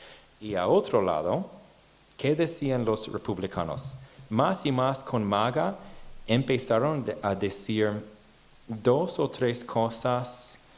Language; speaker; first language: Spanish; non-native, fluent; English